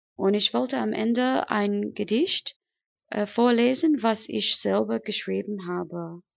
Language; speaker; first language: German; non-native, fluent; English